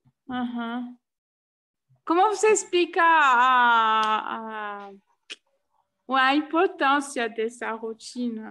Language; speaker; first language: Portuguese; non-native, fluent; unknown